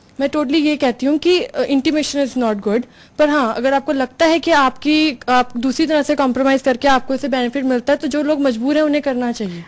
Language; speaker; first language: Hindi; native; Hindi